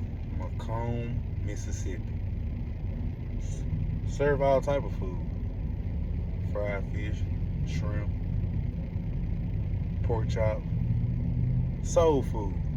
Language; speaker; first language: English; native; English